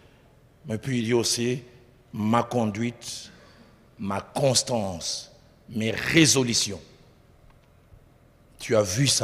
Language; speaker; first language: French; non-native, local second language; Lingala